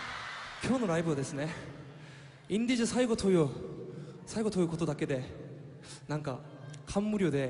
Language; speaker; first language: Japanese; non-native, fluent; Korean